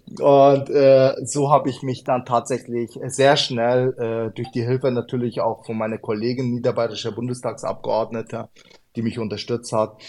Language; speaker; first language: German; early bilingual, other home language; Arabic